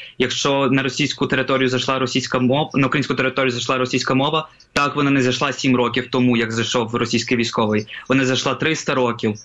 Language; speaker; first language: Ukrainian; non-native, local second language; Russian